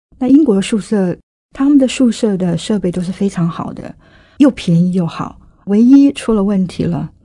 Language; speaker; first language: Chinese; native; Chinese